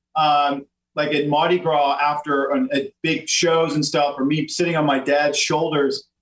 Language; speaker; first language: English; native; English